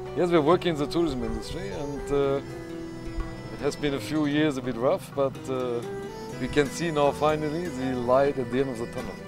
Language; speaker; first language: English; non-native, fluent; German